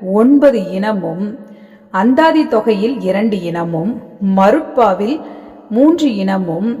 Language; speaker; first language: Tamil; native; Tamil